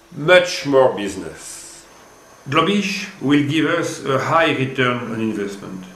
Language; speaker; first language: English; non-native, fluent; French